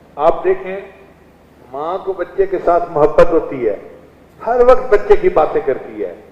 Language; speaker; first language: Urdu; non-native, local second language; Saraiki